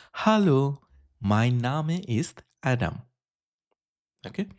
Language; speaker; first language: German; non-native, fluent; Bangla